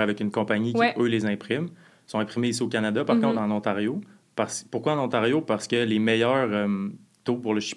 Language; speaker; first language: French; native; French